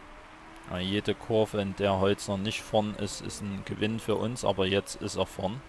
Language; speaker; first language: German; native; German